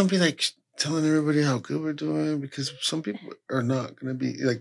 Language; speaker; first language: English; native; English